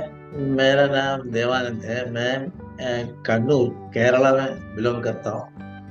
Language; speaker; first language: Hindi; non-native, local second language; Malayalam